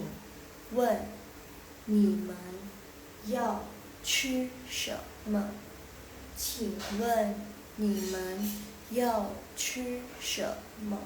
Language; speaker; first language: Chinese; non-native, fluent; Indonesian